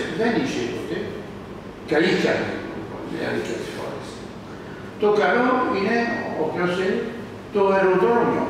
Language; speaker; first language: Greek; non-native, learner; French